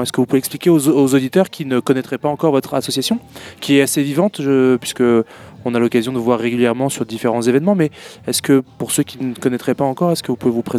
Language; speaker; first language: French; native; French